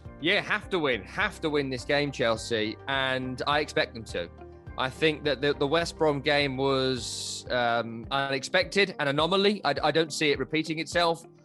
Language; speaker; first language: English; native; English